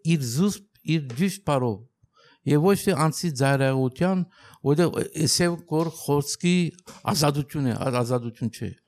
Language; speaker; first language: Armenian; native; Armenian